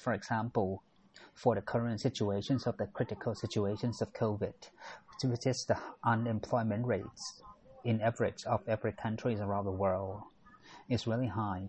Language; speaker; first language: English; non-native, fluent; Thai